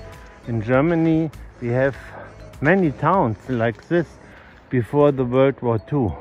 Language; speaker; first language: English; non-native, learner; German